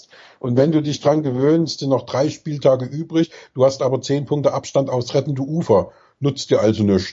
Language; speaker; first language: German; native; German